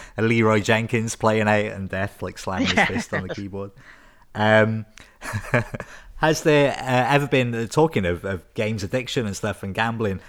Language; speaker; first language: English; native; English